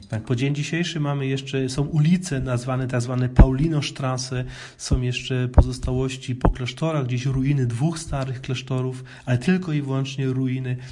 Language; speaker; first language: Polish; native; Polish